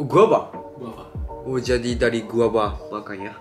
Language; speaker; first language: Indonesian; non-native, learner; Japanese